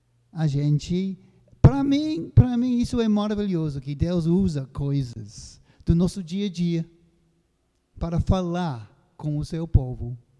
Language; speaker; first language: Portuguese; non-native, fluent; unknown